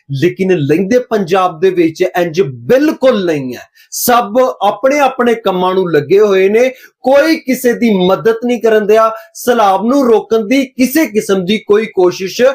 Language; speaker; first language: Punjabi; native; Punjabi